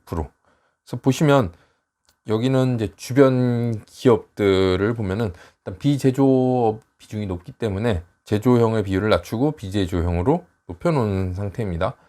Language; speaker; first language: Korean; native; Korean